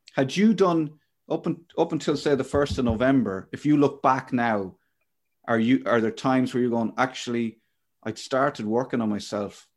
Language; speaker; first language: English; native; English